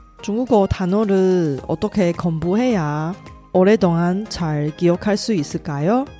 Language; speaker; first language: Korean; non-native, fluent; Chinese